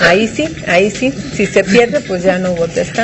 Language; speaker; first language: Spanish; native; Spanish